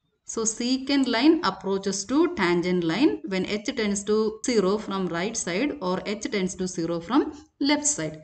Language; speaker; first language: English; non-native, local second language; Malayalam